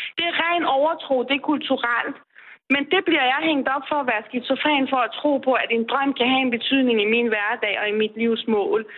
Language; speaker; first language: Danish; non-native, fluent; Persian